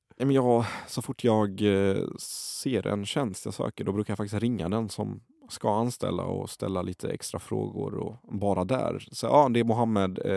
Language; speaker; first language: Swedish; early bilingual, other home language; Arabic